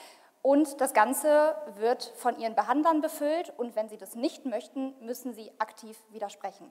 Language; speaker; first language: German; native; German